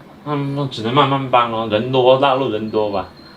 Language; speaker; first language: Chinese; native; Chinese